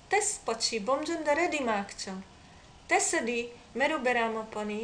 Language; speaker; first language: Nepali; non-native, learner; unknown